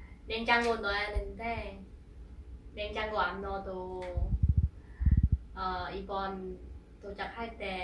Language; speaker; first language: Korean; non-native, fluent; Khmer